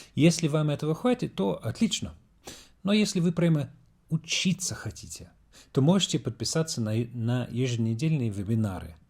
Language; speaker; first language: Russian; non-native, fluent; English